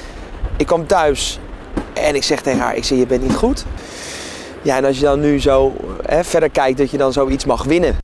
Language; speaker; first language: Dutch; native; Dutch